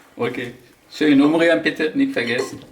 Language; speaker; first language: German; non-native, local second language; Turkish